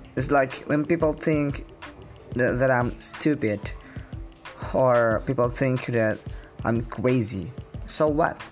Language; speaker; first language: English; non-native, learner; Indonesian